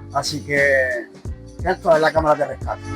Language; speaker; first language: Spanish; native; Spanish